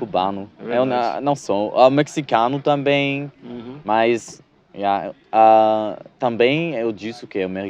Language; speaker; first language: Portuguese; non-native, learner; English